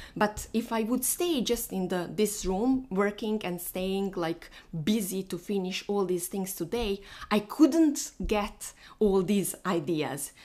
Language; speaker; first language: English; non-native, fluent; Bosnian